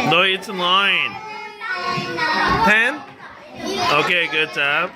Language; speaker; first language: English; non-native, fluent; Korean